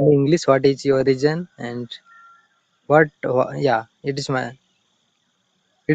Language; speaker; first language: English; non-native, learner; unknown